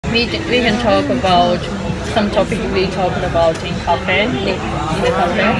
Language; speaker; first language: English; non-native, learner; Japanese